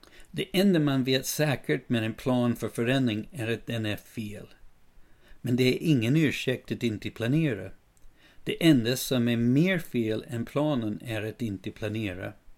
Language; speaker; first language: Swedish; non-native, fluent; English